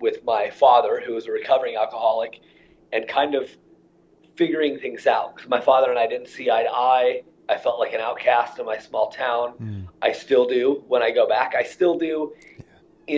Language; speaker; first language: English; native; English